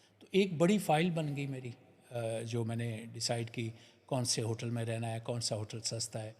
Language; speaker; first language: Urdu; non-native, local second language; Punjabi